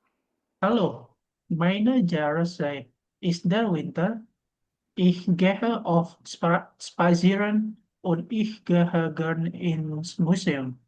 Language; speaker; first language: German; non-native, learner; Indonesian